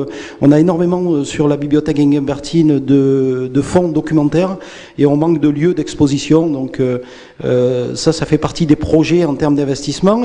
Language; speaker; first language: French; native; French